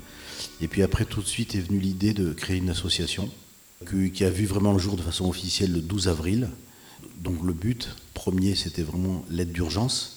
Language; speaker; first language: French; native; French